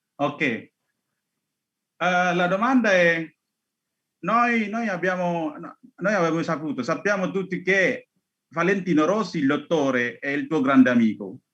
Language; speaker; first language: Italian; non-native, learner; Indonesian